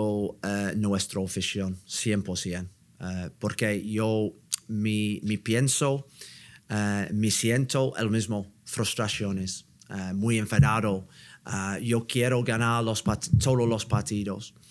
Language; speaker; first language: Spanish; non-native, learner; English